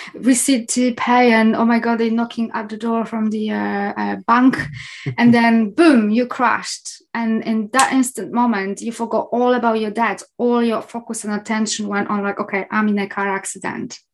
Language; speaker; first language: English; non-native, fluent; Polish